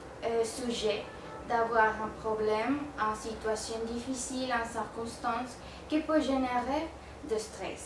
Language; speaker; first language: French; non-native, learner; Spanish